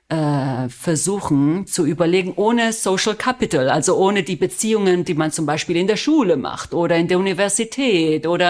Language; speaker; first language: German; early bilingual, other home language; Spanish